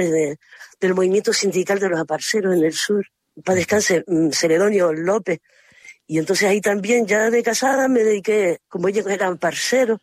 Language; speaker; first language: Spanish; native; Spanish